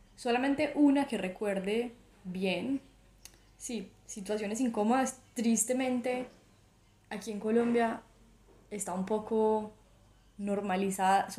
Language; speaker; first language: Spanish; native; Spanish